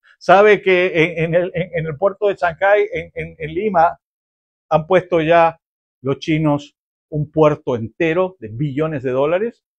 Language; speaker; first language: Spanish; native; Spanish